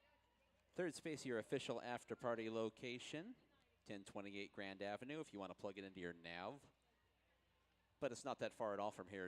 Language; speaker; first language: English; native; English